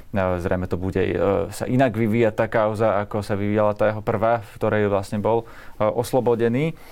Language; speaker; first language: Slovak; native; Slovak